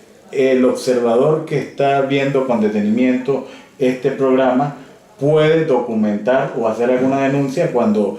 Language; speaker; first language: Spanish; native; Spanish